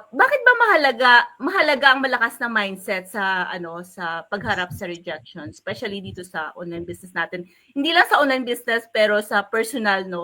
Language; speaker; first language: Filipino; native; Filipino